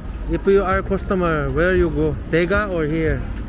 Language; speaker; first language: English; non-native, learner; Korean